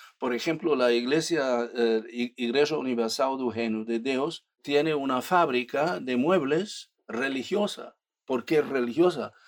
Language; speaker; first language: Spanish; non-native, fluent; German